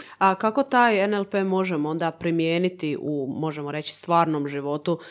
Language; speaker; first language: Croatian; native; Croatian